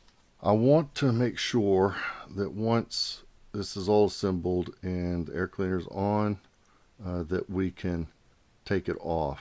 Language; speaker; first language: English; native; English